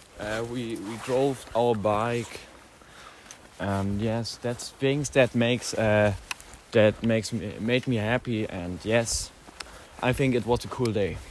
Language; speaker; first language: English; non-native, learner; German